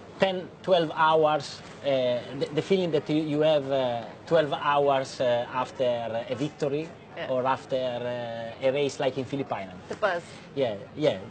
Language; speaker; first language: English; non-native, learner; Italian